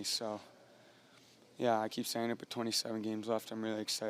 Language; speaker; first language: English; native; English